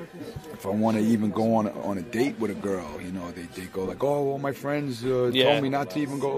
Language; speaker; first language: English; native; English